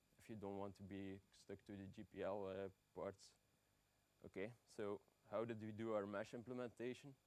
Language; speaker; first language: English; non-native, fluent; Dutch